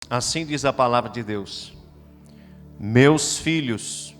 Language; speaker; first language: Portuguese; native; Portuguese